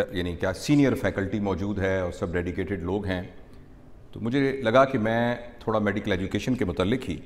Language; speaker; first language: Urdu; non-native, local second language; Punjabi